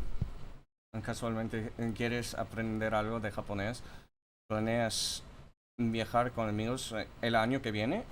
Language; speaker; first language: Spanish; non-native, fluent; English